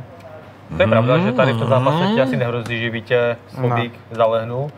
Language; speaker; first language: Czech; native; Czech